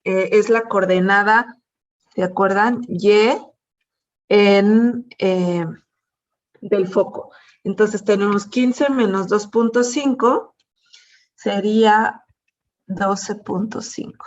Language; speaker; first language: Spanish; native; Spanish